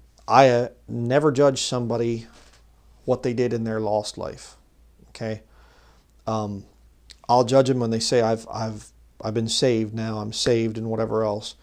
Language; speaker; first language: English; native; English